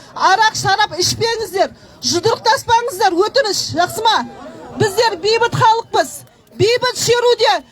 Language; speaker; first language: Kazakh; native; Kazakh